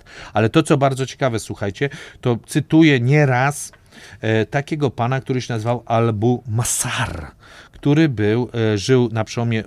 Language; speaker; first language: Polish; native; Polish